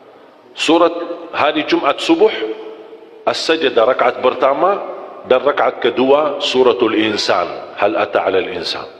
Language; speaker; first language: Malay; non-native, fluent; Arabic